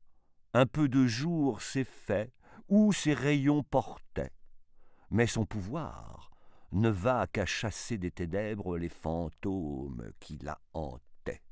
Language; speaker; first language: French; native; French